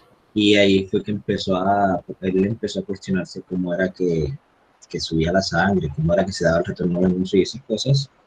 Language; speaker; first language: Spanish; native; Spanish